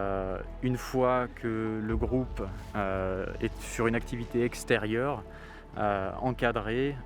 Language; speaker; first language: French; native; French